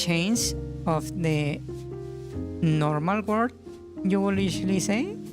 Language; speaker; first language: English; non-native, fluent; Spanish